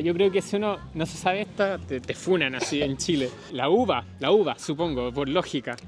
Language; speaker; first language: Spanish; native; Spanish